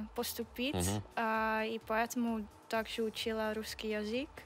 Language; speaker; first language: Russian; non-native, learner; Dutch